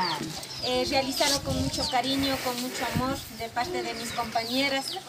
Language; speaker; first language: Spanish; native; Spanish